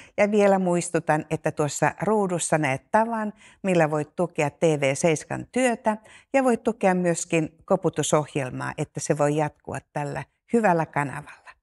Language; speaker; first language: Finnish; native; Finnish